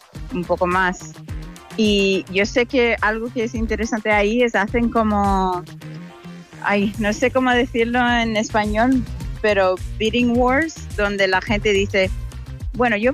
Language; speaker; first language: Spanish; non-native, fluent; English